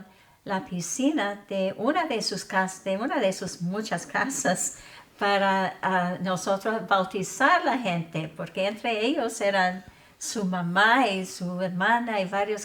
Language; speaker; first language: Spanish; non-native, fluent; English